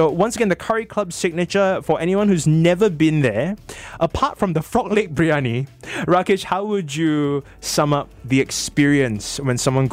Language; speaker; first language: English; native; English